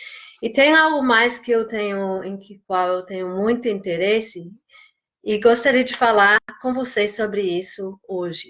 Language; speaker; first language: Portuguese; non-native, fluent; English